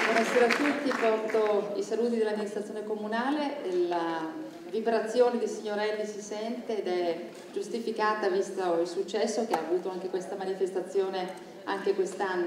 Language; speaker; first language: Italian; native; Italian